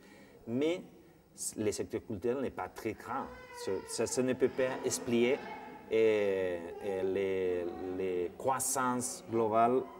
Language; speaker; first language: French; non-native, fluent; Spanish